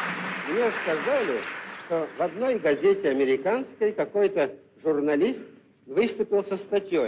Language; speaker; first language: Russian; native; Russian